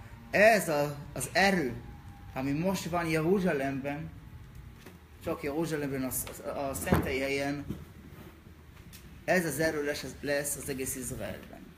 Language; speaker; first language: Hungarian; non-native, learner; Hebrew